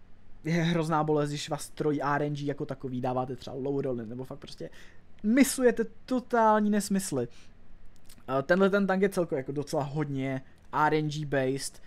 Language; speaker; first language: Czech; native; Czech